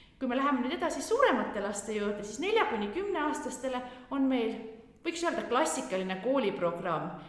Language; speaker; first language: Estonian; native; Estonian